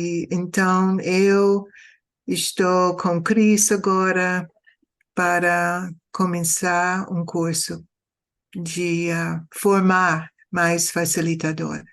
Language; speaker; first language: Portuguese; non-native, fluent; English